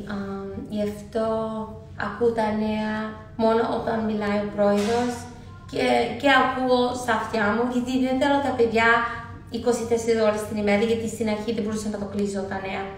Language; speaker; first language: Greek; early bilingual, heritage; Greek